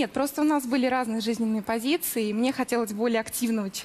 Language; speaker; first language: Russian; native; Russian